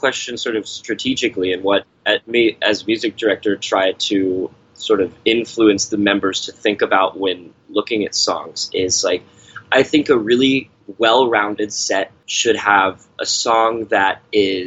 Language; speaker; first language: English; native; English